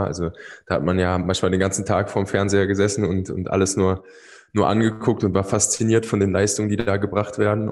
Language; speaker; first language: German; native; German